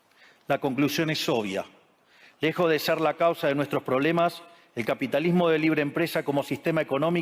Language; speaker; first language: Spanish; native; Spanish